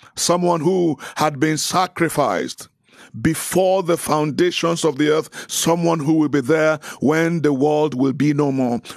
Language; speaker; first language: English; non-native, local second language; Yoruba